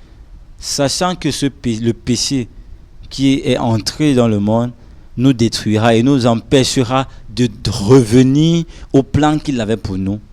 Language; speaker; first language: French; non-native, local second language; Lingala